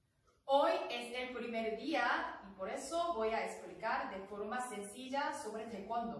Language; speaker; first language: Spanish; non-native, learner; Korean